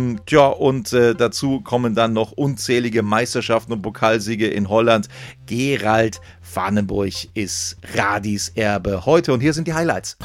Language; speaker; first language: German; native; German